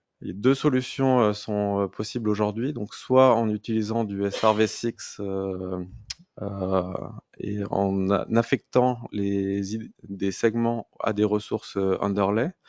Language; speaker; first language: French; native; French